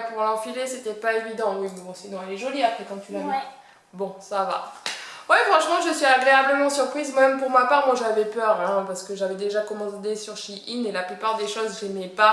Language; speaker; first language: French; native; French